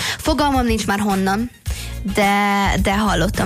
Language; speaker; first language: Hungarian; native; Hungarian